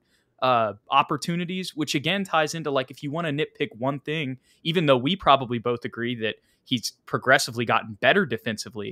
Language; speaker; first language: English; native; English